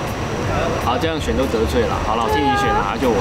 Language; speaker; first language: Chinese; native; Chinese